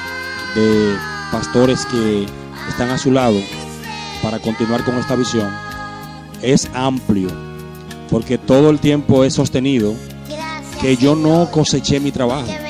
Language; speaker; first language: Spanish; native; Spanish